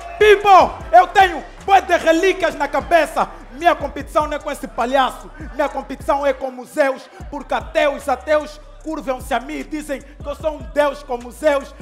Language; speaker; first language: Portuguese; native; Portuguese